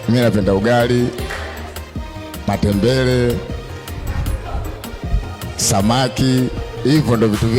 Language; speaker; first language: Swahili; native; Swahili